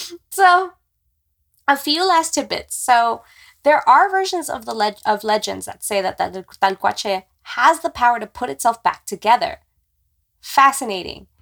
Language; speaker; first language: English; native; English